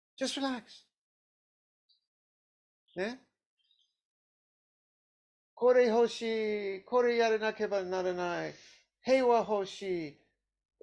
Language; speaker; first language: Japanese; non-native, learner; English